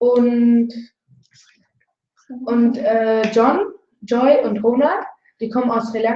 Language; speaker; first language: German; non-native, learner; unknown